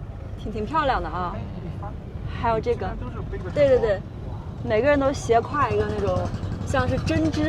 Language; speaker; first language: Chinese; native; Chinese